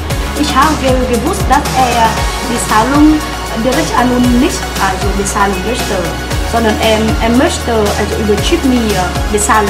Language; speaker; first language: German; non-native, learner; Vietnamese